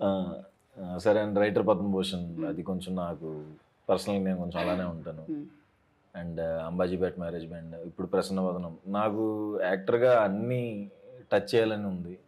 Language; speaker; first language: Telugu; native; Telugu